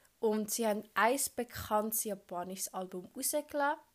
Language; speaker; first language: German; early bilingual, other home language; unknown